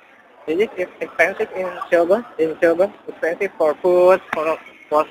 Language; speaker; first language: English; non-native, learner; Indonesian